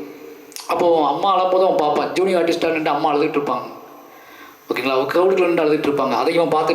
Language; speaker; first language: Tamil; native; Tamil